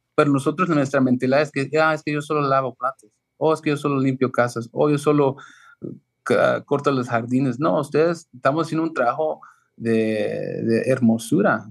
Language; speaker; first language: Spanish; early bilingual, heritage; Spanish